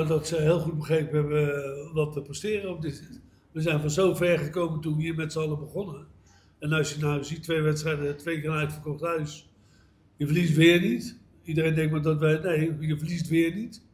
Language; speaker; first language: Dutch; native; Dutch